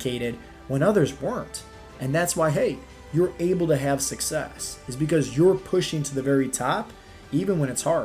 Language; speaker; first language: English; native; English